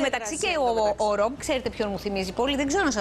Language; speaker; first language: Greek; native; Greek